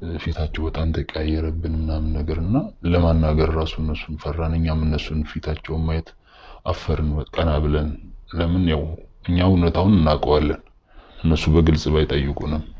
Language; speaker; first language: Amharic; native; Amharic